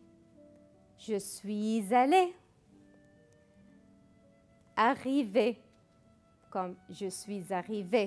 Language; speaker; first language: French; non-native, fluent; Arabic